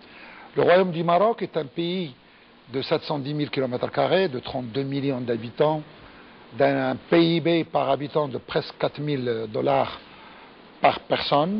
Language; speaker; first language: French; non-native, local second language; Arabic